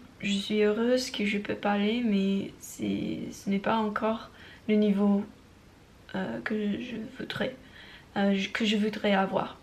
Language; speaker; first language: French; non-native, learner; English